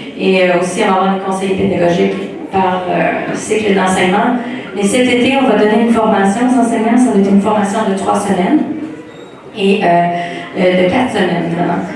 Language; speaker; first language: French; native; French